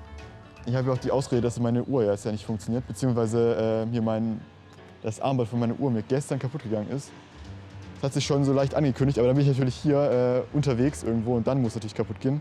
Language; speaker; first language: German; native; German